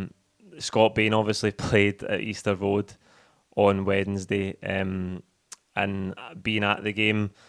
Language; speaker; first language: English; native; English